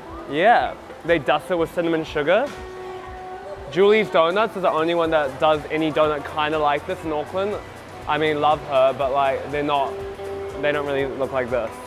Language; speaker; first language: English; early bilingual, other home language; Korean